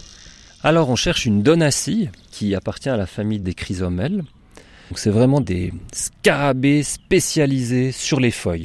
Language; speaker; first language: French; native; French